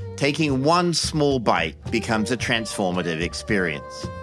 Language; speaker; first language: English; native; English